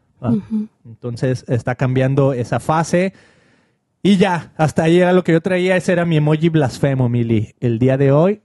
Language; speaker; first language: Spanish; native; Spanish